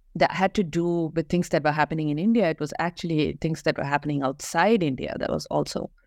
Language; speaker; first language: English; non-native, local second language; Malayalam